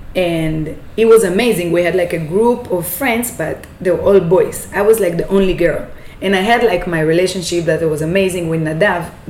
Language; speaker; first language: English; non-native, fluent; Hebrew